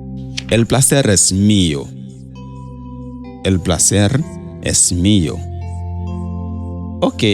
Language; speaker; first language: Spanish; non-native, fluent; Haitian Creole